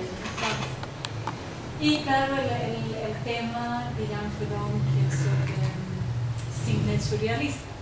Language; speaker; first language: Spanish; non-native, learner; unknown